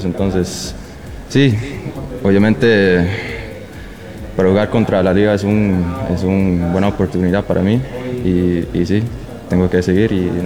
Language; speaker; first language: Spanish; non-native, learner; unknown